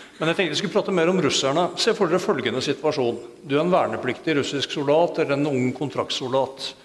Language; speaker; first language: Norwegian; native; Norwegian